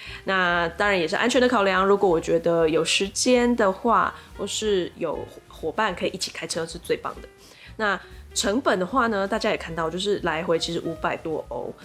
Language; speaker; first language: Chinese; native; Chinese